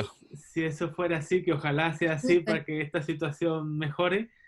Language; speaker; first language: Spanish; native; Spanish